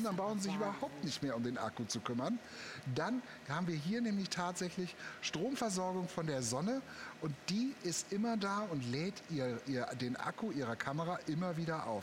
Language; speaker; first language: German; native; German